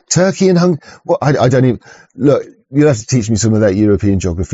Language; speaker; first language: English; native; English